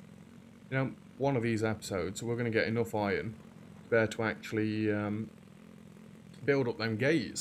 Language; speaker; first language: English; native; English